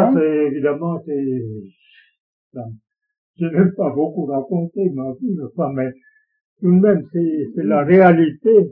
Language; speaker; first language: French; non-native, fluent; Korean